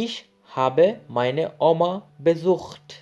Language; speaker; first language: German; non-native, learner; Bangla